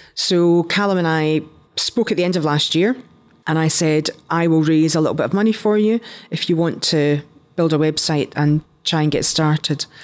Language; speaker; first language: English; native; English